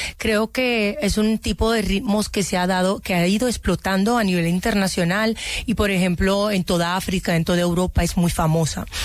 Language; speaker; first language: Spanish; early bilingual, other home language; Haitian Creole